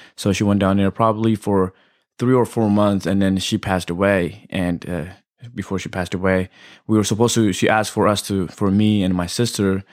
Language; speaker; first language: English; early bilingual, other home language; Amharic